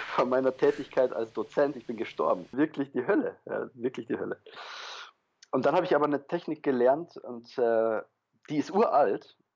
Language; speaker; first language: German; early bilingual, other home language; Polish